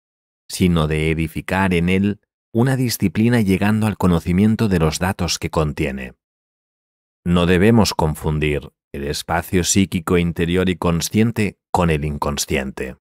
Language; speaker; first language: Spanish; native; Spanish